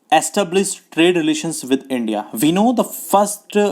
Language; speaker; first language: English; non-native, local second language; Hindi